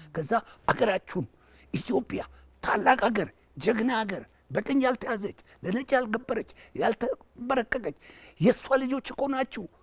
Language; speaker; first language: Amharic; non-native, local second language; Wolaytta